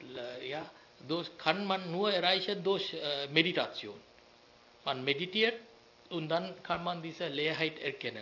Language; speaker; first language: German; non-native, learner; Sinhala